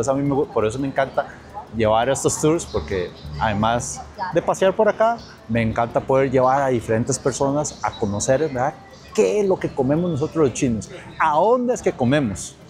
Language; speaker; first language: Spanish; early bilingual, other home language; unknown